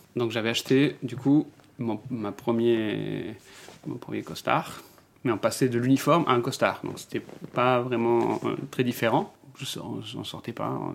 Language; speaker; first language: French; non-native, fluent; Spanish